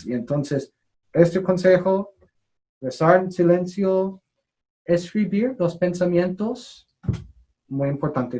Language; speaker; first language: Spanish; non-native, learner; English